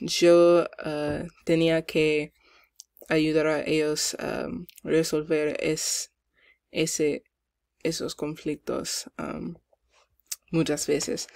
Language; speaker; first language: Spanish; non-native, learner; English